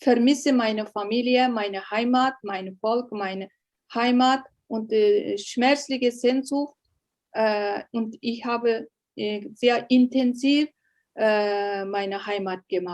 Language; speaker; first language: German; non-native, learner; Uyghur